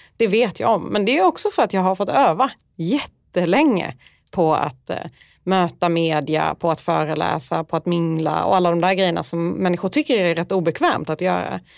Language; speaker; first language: Swedish; early bilingual, other home language; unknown